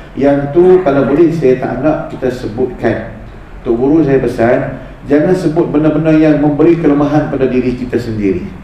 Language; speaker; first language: Malay; early bilingual, heritage; Malay